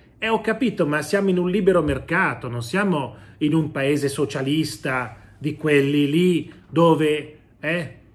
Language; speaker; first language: Italian; native; Italian